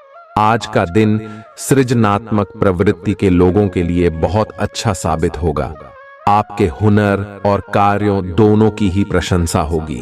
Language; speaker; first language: Hindi; native; Hindi